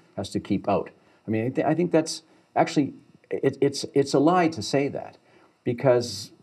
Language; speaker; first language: English; native; English